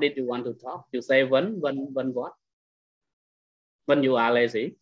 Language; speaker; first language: English; non-native, fluent; Khmer